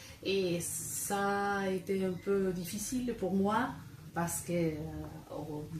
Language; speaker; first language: French; non-native, fluent; Spanish